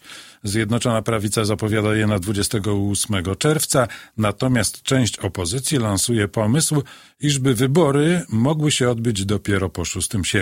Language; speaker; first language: Polish; native; Polish